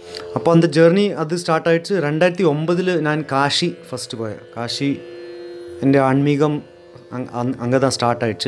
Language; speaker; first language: Tamil; non-native, learner; Malayalam